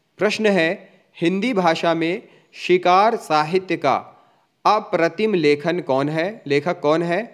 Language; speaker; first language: Hindi; native; Hindi